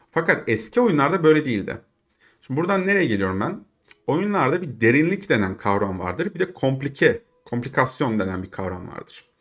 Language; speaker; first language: Turkish; native; Turkish